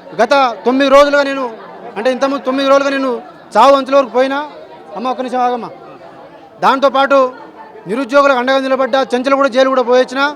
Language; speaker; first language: Telugu; non-native, local second language; Lambadi